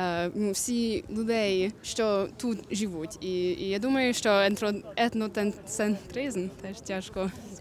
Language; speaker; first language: Ukrainian; non-native, learner; English